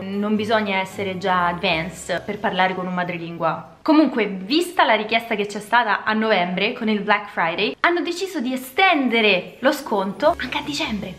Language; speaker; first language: Italian; native; Italian